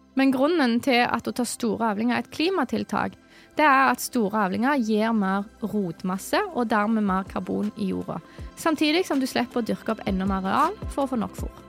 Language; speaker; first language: Norwegian; native; Norwegian